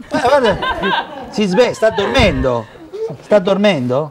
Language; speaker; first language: Italian; native; Italian